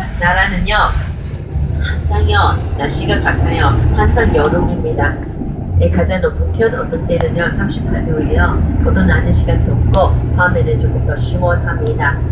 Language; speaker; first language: Korean; non-native, learner; Chinese